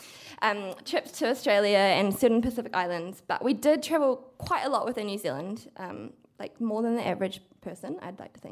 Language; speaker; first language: English; native; English